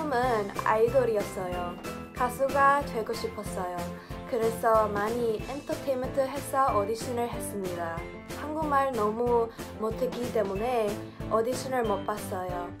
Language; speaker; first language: Korean; non-native, learner; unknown